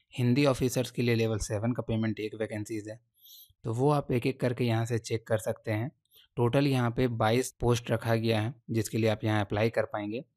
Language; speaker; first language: Hindi; native; Hindi